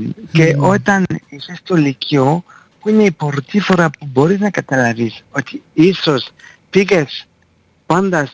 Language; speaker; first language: Greek; non-native, fluent; French